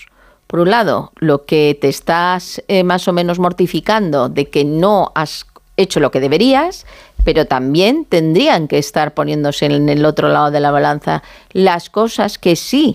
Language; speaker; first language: Spanish; native; Spanish